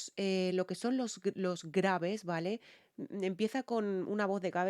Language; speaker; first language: Spanish; native; Spanish